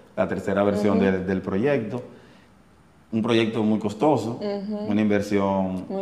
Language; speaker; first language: Spanish; native; Spanish